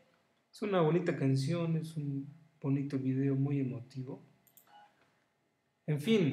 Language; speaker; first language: Spanish; native; Spanish